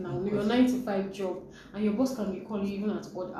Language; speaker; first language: English; non-native, local second language; Yoruba